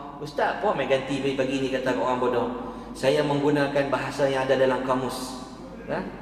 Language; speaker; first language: Malay; native; Malay